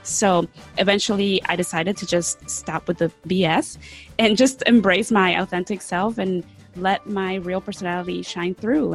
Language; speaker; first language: English; early bilingual, other home language; Spanish